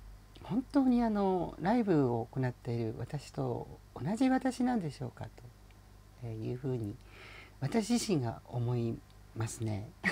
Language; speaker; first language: Japanese; native; Japanese